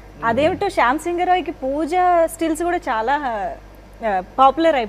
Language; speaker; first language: Telugu; native; Telugu